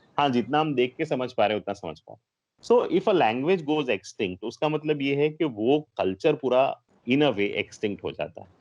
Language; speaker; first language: Hindi; non-native, local second language; Gujarati